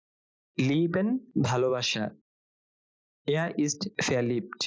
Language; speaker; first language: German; non-native, fluent; Bangla